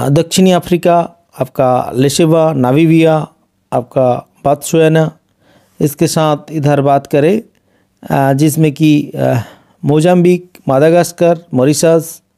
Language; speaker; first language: Hindi; non-native, local second language; Bangla